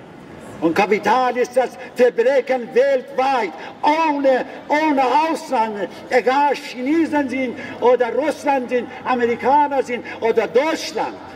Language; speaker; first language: German; non-native, learner; Persian